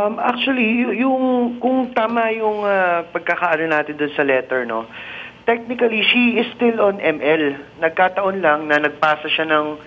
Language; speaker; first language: Filipino; native; Filipino